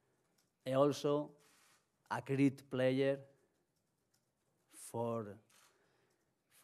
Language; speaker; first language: English; non-native, learner; Spanish